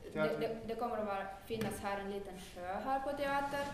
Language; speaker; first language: Swedish; non-native, fluent; Russian